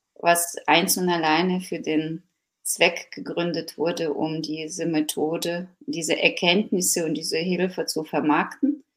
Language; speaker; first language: German; non-native, fluent; Ukrainian